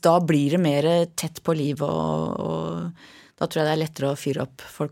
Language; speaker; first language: Norwegian; native; Norwegian